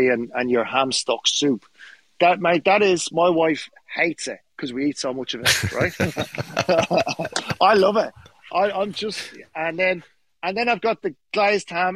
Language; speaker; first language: English; native; English